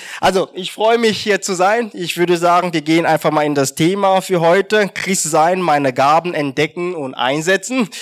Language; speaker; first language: German; non-native, fluent; French